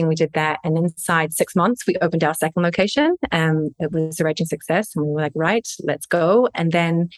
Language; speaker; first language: English; native; English